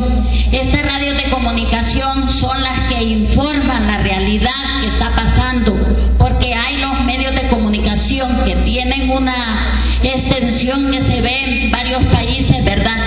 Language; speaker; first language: Spanish; native; Spanish